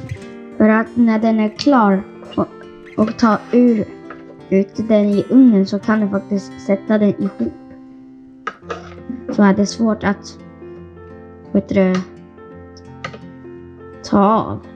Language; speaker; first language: Swedish; non-native, learner; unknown